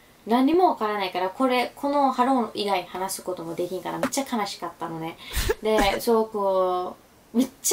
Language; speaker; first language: Japanese; non-native, fluent; Urdu